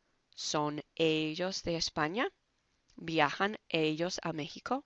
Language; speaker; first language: Spanish; non-native, fluent; English